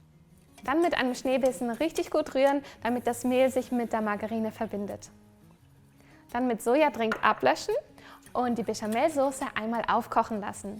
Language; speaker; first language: German; native; German